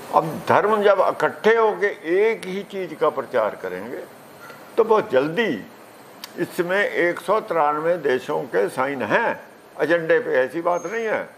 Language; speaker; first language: Hindi; non-native, local second language; Punjabi